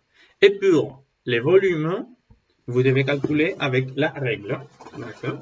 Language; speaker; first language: French; non-native, learner; Spanish